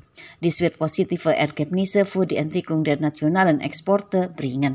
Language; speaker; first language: German; non-native, fluent; Indonesian